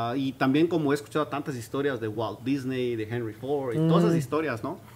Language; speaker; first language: Spanish; non-native, local second language; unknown